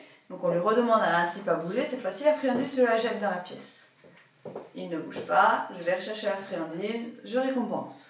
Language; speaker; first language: French; native; French